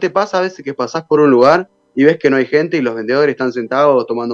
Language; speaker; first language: Spanish; native; Spanish